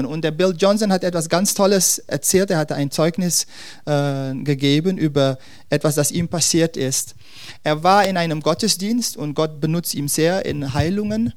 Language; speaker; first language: German; non-native, fluent; Dutch